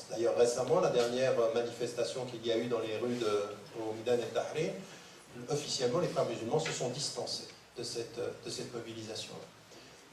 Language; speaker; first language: French; native; French